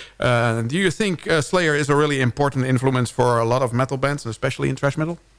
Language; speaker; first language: English; non-native, fluent; Dutch